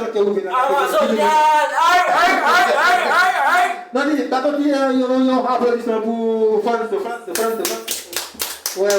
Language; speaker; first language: French; non-native, learner; Haitian Creole